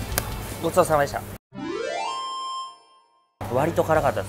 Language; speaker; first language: Japanese; native; Japanese